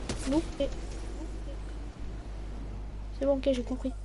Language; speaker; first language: French; native; French